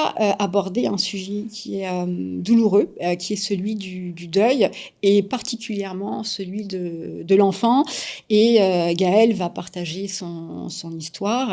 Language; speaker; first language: French; native; French